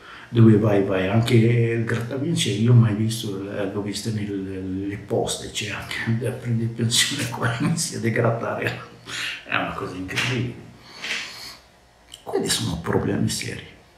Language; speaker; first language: Italian; non-native, learner; Arabic